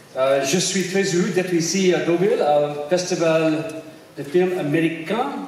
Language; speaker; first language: French; non-native, learner; English